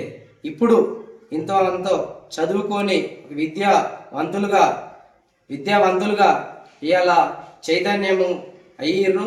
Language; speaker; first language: Telugu; native; Telugu